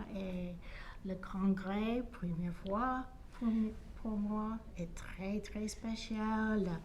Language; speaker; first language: French; non-native, learner; English